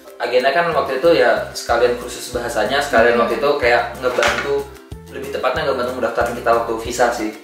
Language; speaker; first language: Indonesian; native; Indonesian